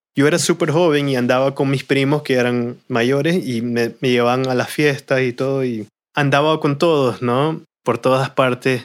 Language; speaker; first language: Spanish; early bilingual, heritage; Spanish